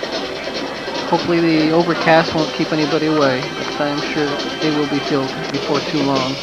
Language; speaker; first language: English; native; English